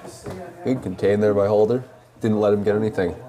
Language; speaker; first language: English; native; English